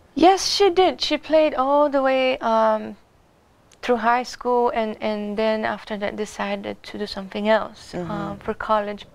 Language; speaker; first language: English; non-native, fluent; Bulgarian